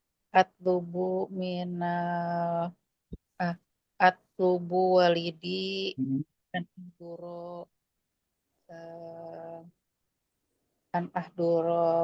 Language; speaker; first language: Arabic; non-native, learner; Indonesian